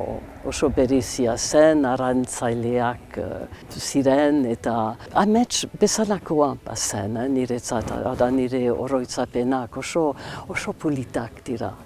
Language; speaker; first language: Basque; non-native, local second language; English